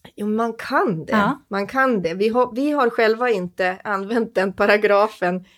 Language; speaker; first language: Swedish; non-native, fluent; Croatian